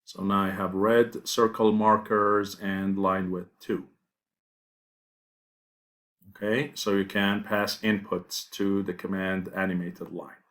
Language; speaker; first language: English; non-native, fluent; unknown